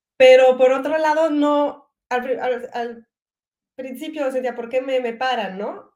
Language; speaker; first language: Spanish; non-native, fluent; French